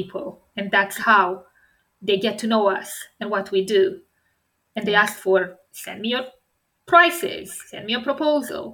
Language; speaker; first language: English; non-native, fluent; Romanian